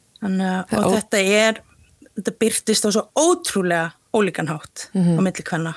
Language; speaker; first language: Icelandic; native; Icelandic